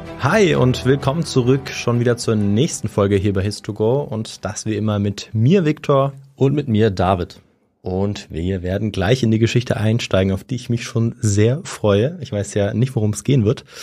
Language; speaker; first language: German; native; German